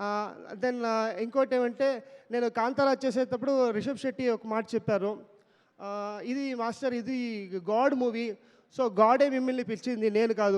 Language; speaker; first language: Telugu; non-native, learner; Kannada